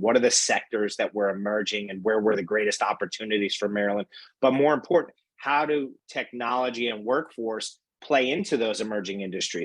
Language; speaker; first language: English; native; English